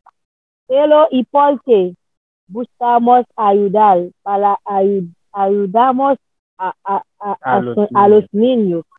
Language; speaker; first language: Spanish; non-native, learner; Haitian Creole